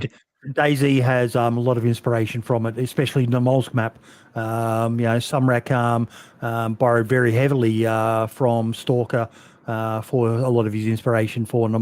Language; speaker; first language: English; native; English